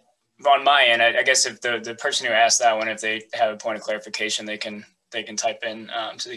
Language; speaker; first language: English; native; English